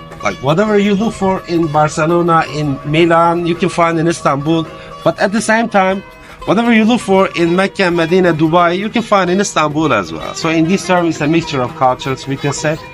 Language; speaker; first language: English; non-native, fluent; Turkish